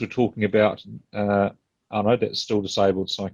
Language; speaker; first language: English; native; English